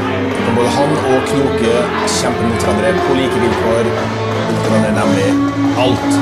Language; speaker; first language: Norwegian; native; Norwegian